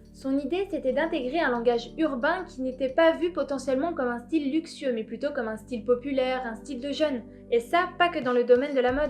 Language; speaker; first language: French; native; French